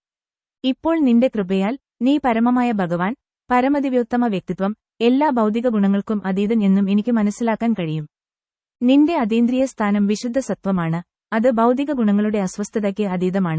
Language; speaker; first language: Malayalam; native; Malayalam